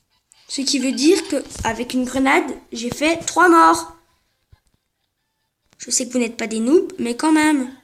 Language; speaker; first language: French; native; French